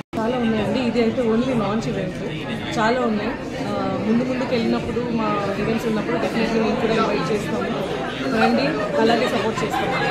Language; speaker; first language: Telugu; non-native, local second language; Hindi